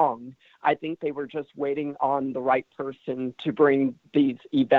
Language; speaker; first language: English; native; English